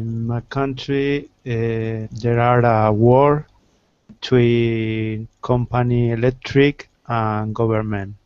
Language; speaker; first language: English; non-native, learner; Spanish